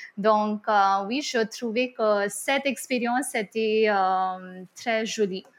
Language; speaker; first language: French; non-native, fluent; Hindi